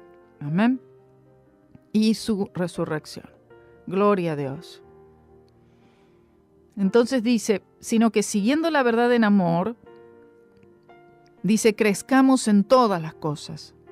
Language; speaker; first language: Spanish; native; Spanish